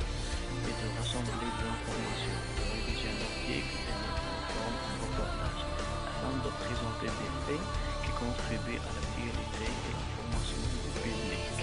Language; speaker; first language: French; non-native, learner; Arabic